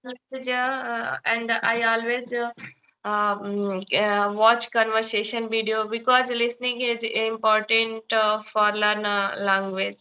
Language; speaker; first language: English; non-native, learner; Hindi